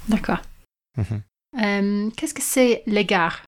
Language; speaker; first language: French; non-native, fluent; English